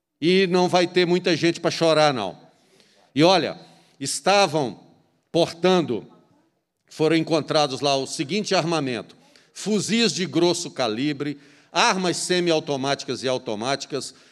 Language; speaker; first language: Portuguese; native; Portuguese